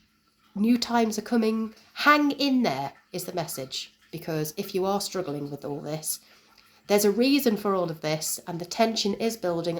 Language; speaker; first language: English; native; English